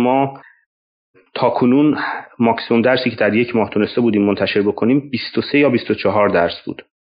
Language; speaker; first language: Persian; non-native, local second language; Azerbaijani